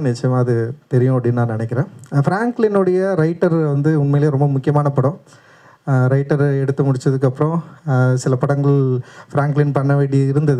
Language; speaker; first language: Tamil; native; Tamil